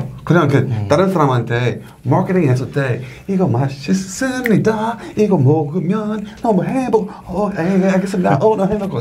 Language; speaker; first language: Korean; non-native, learner; English